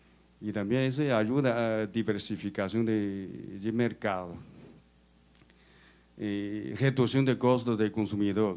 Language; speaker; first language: Portuguese; non-native, learner; Chinese